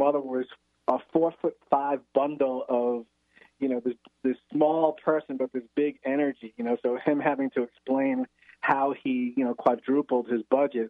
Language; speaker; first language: English; native; English